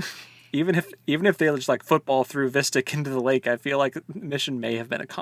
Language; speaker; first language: English; native; English